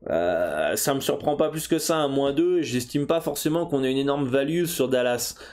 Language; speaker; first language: French; native; French